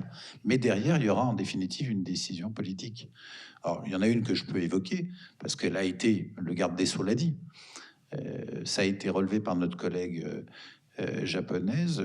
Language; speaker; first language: French; native; French